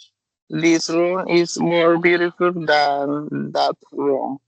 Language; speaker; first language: English; non-native, learner; Spanish